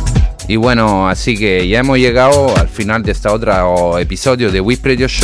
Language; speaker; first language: Spanish; non-native, fluent; Italian